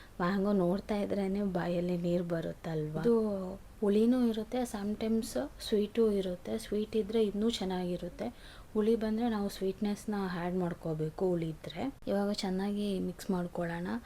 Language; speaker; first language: Kannada; non-native, local second language; Kodava